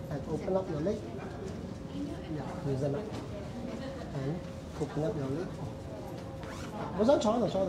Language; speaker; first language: English; non-native, local second language; Chinese